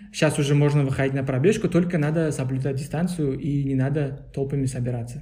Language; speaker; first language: Russian; non-native, local second language; Uzbek